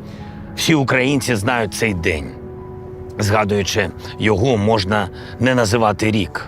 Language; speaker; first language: Ukrainian; non-native, local second language; Russian